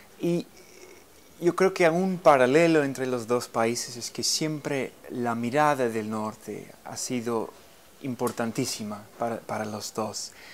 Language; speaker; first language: Spanish; non-native, fluent; English